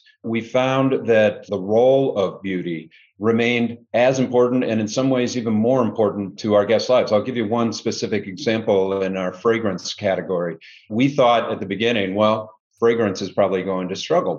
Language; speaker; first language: English; native; English